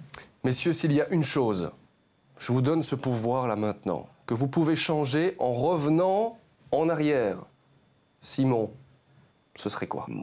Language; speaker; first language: French; native; French